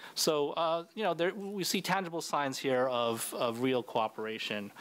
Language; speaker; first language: English; native; English